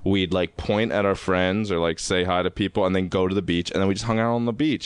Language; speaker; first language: English; native; English